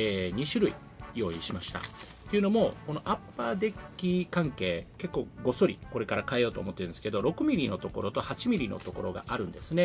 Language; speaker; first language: Japanese; native; Japanese